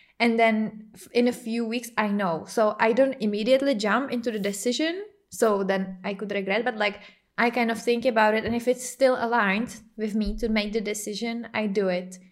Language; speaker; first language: English; non-native, fluent; Czech